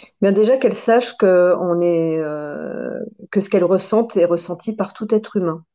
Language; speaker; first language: French; native; French